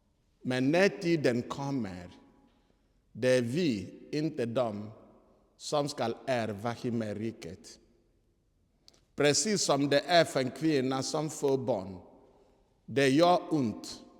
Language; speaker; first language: Swedish; non-native, fluent; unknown